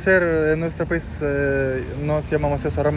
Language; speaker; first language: Spanish; non-native, learner; Russian